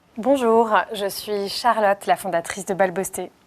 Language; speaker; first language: French; native; French